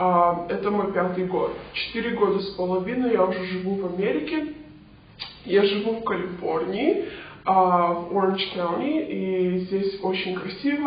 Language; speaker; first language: Russian; early bilingual, heritage; Russian